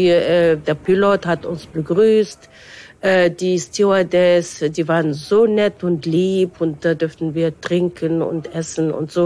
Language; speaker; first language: German; non-native, fluent; Arabic